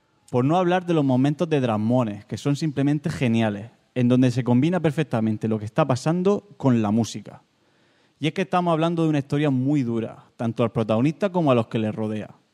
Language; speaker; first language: Spanish; native; Spanish